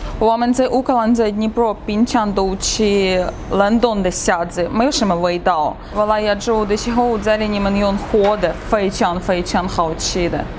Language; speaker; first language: Chinese; non-native, fluent; Ukrainian